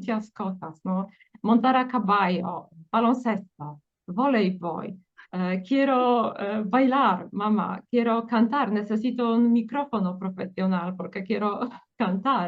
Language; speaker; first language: Spanish; non-native, fluent; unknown